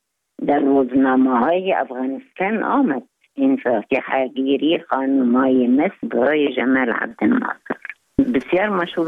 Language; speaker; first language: Persian; non-native, fluent; Arabic